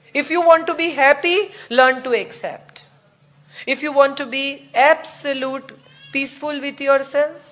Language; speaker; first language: English; non-native, local second language; Gujarati